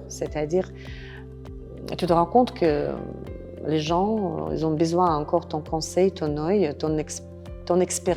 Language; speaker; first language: French; non-native, fluent; Russian